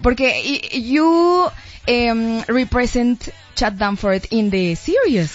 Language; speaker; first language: English; non-native, learner; Spanish